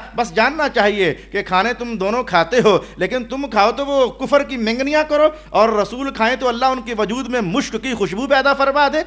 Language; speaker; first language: Urdu; non-native, local second language; Punjabi